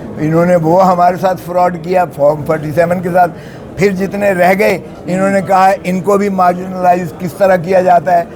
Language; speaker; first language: Urdu; non-native, local second language; Saraiki